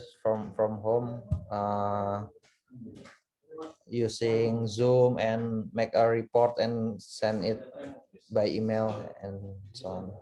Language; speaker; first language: English; non-native, learner; Indonesian